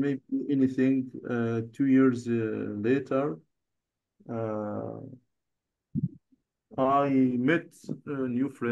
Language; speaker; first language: English; non-native, learner; Arabic